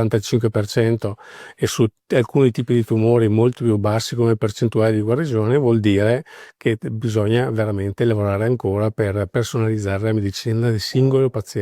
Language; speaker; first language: Italian; native; Italian